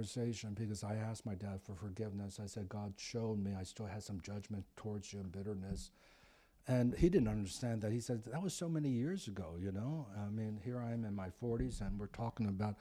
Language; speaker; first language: English; native; English